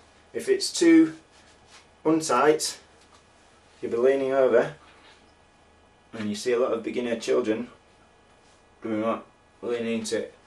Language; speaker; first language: English; native; English